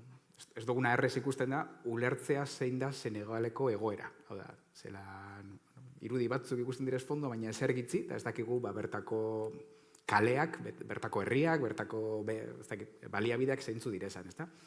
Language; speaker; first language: Basque; native; Basque